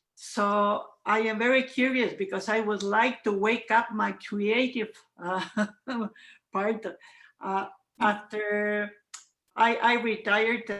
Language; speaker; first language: English; non-native, fluent; Spanish